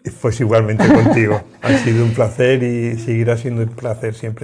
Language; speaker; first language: Spanish; native; Spanish